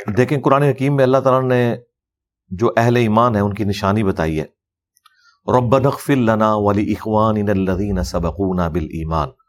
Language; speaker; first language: Urdu; non-native, local second language; Punjabi